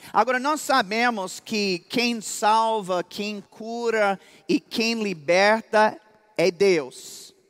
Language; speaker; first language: Portuguese; non-native, fluent; English